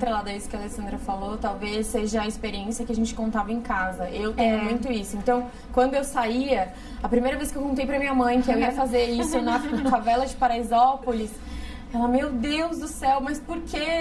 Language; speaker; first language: Portuguese; native; Portuguese